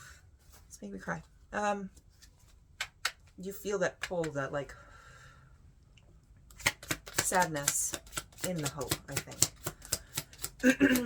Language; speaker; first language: English; native; English